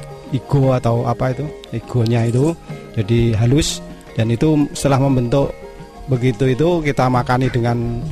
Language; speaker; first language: Indonesian; non-native, local second language; Javanese